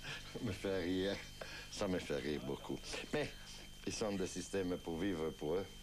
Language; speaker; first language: French; non-native, fluent; Italian